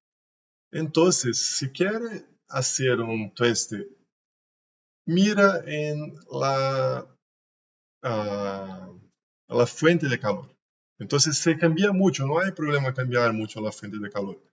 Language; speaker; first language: Spanish; non-native, learner; Portuguese